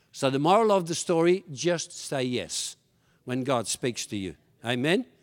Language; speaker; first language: English; early bilingual, other home language; Dutch